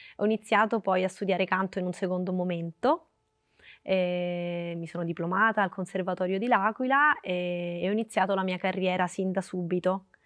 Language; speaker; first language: Italian; native; Italian